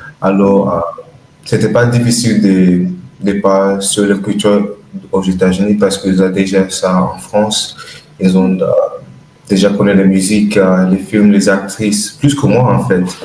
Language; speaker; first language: French; non-native, learner; English